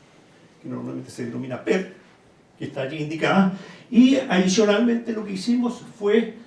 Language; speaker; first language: Spanish; native; Spanish